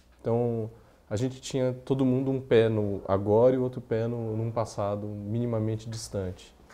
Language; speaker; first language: Portuguese; native; Portuguese